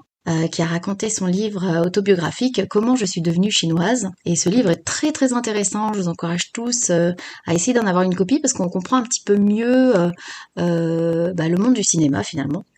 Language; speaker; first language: French; native; French